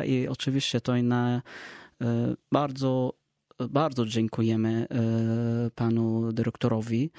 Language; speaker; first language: Polish; non-native, learner; Arabic